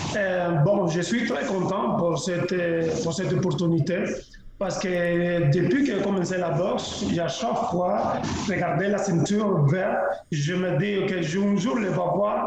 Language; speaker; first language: French; non-native, local second language; Spanish